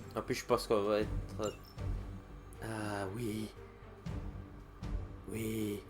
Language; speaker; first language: French; native; French